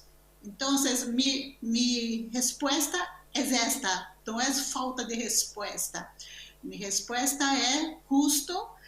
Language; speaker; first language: Spanish; non-native, learner; Portuguese